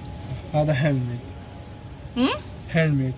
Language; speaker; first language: Arabic; non-native, learner; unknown